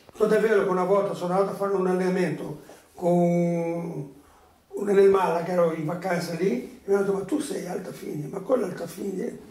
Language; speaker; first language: Italian; non-native, fluent; Portuguese